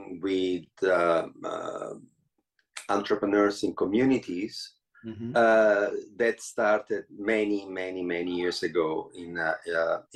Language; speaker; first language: English; non-native, fluent; Italian